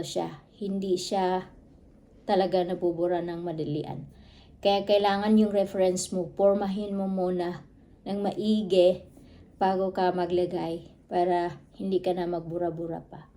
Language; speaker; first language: Filipino; non-native, local second language; Cebuano